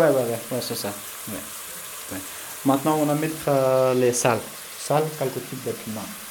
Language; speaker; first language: French; non-native, learner; Pashto